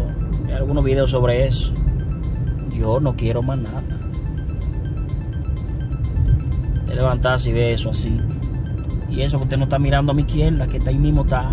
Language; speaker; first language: Spanish; native; Spanish